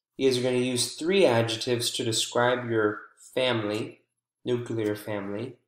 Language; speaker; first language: English; native; English